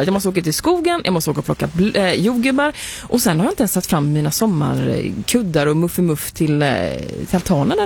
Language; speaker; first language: Swedish; native; Swedish